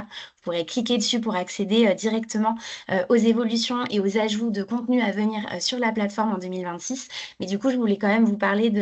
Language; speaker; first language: French; native; French